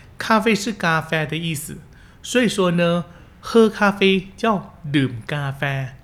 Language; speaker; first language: Chinese; early bilingual, heritage; Chinese